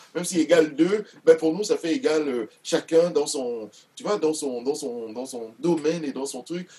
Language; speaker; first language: French; non-native, local second language; Duala